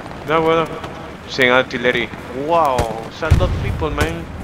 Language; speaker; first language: English; non-native, learner; Spanish